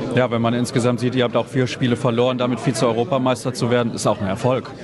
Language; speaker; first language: German; native; German